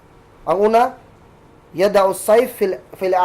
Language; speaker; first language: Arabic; non-native, fluent; Cebuano